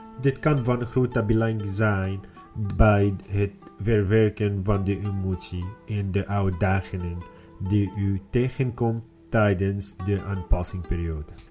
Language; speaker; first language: Dutch; non-native, learner; Arabic